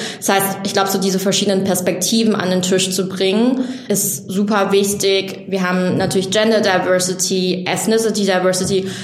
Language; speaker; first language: German; early bilingual, other home language; Vietnamese